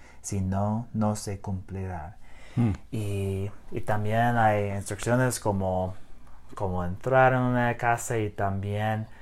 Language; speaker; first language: Spanish; non-native, learner; English